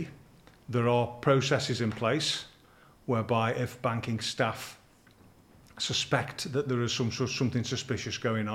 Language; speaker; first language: English; native; English